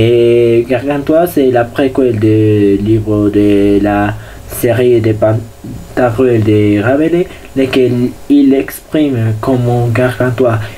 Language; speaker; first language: French; non-native, learner; Spanish